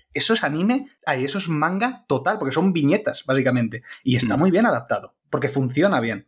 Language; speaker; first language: Spanish; native; Spanish